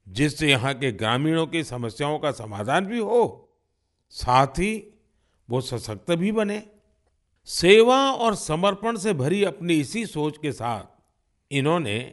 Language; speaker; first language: Hindi; non-native, local second language; Gujarati